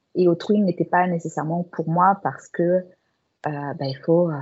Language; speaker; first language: French; native; French